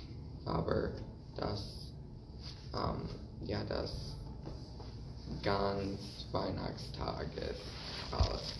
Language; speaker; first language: German; non-native, learner; English